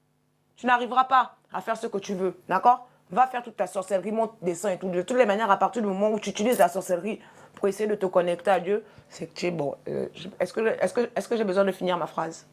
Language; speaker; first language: French; native; French